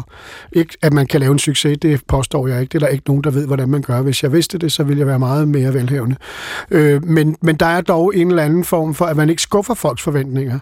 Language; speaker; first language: Danish; native; Danish